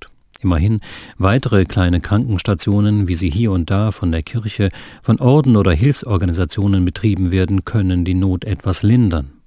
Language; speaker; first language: German; native; German